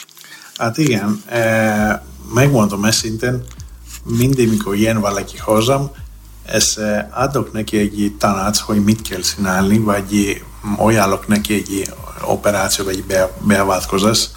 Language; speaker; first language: Hungarian; non-native, learner; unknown